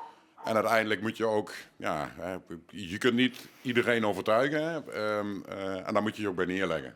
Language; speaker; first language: Dutch; native; Dutch